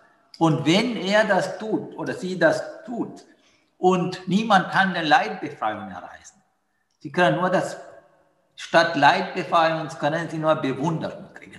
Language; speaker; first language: German; non-native, fluent; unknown